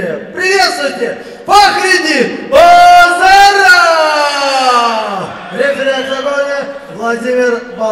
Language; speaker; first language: Russian; native; Russian